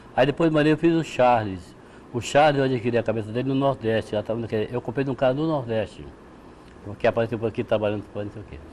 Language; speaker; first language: Portuguese; native; Portuguese